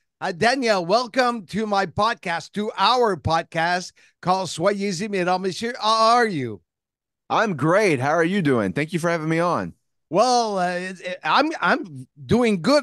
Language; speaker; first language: English; non-native, fluent; French